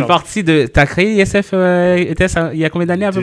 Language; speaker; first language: French; native; French